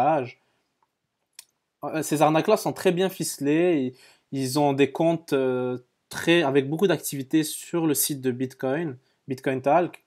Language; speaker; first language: French; native; French